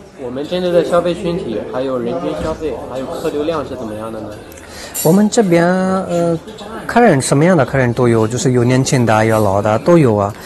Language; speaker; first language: Chinese; non-native, fluent; Hindi